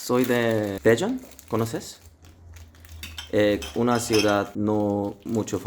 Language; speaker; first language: Spanish; non-native, learner; Korean